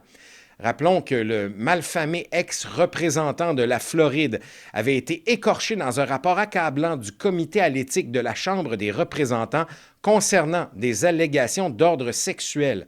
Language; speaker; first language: French; native; French